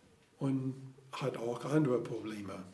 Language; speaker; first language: German; non-native, fluent; English